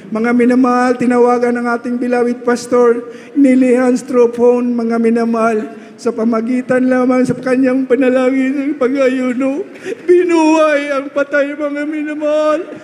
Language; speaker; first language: Filipino; non-native, local second language; Cebuano